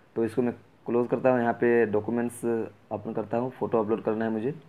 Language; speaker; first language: Hindi; native; Hindi